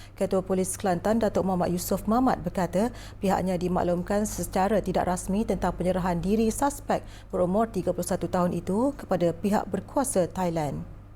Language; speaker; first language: Malay; native; Malay